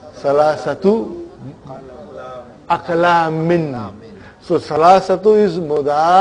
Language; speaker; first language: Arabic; non-native, fluent; Urdu